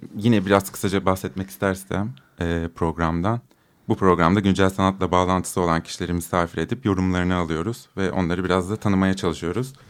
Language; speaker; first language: Turkish; native; Turkish